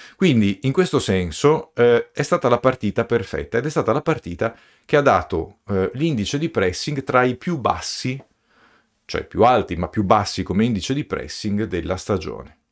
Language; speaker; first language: Italian; native; Italian